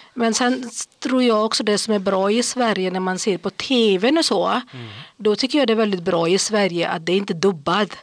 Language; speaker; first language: Swedish; non-native, fluent; English